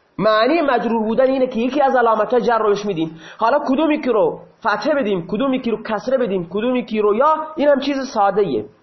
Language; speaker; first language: Persian; non-native, local second language; Baluchi